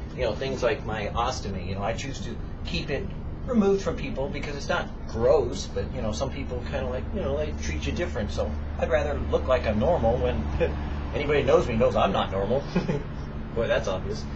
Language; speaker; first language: English; native; English